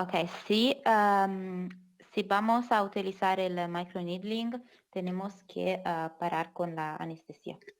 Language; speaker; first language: Spanish; non-native, fluent; Italian